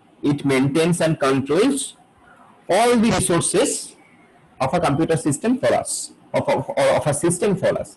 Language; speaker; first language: English; non-native, local second language; Bangla